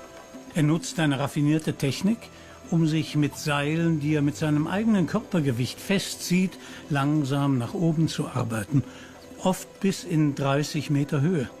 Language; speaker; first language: German; native; German